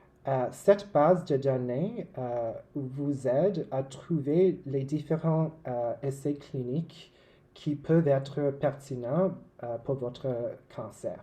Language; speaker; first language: French; non-native, local second language; English